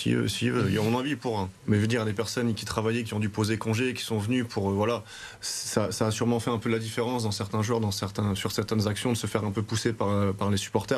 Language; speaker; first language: French; native; French